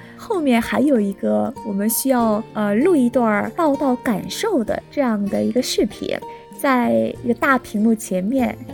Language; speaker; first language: Chinese; non-native, fluent; Korean